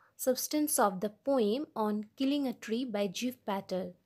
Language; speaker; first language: English; non-native, local second language; Bangla